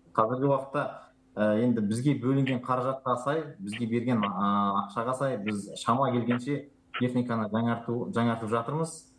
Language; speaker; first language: Kazakh; native; Kazakh